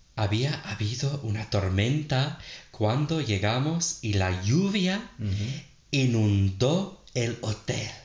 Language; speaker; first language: Spanish; non-native, learner; English